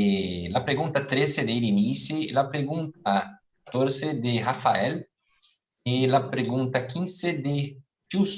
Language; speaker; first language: Spanish; non-native, fluent; Portuguese